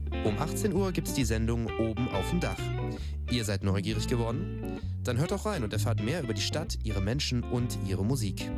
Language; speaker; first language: German; native; German